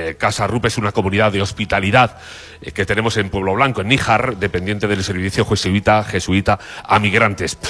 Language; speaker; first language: Spanish; native; Spanish